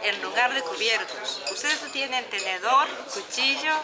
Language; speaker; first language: Spanish; non-native, learner; Japanese